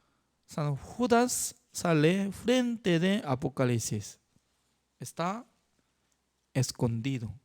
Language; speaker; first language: Spanish; non-native, learner; Korean